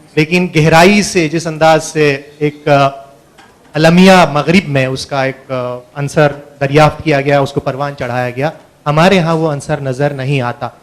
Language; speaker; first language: Urdu; non-native, local second language; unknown